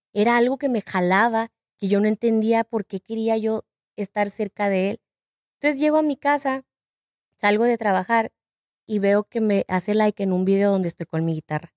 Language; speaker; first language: Spanish; native; Spanish